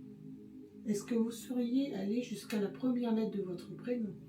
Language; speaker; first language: French; native; French